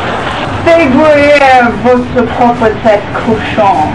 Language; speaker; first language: French; non-native, learner; English